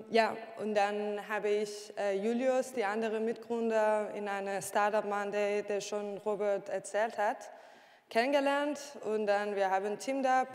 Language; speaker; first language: German; non-native, learner; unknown